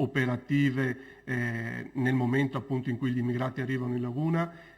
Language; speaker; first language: Italian; native; Italian